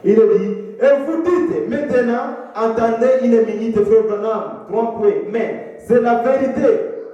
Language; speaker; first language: French; non-native, local second language; Swahili